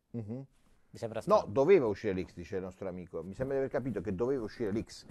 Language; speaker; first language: Italian; native; Italian